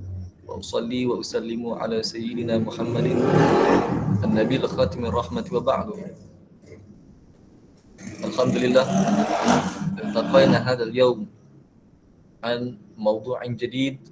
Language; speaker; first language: Arabic; non-native, fluent; Malay